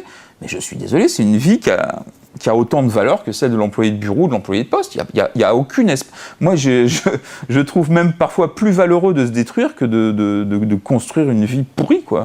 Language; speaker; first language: French; native; French